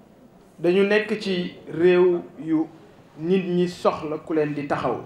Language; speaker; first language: French; non-native, local second language; Wolof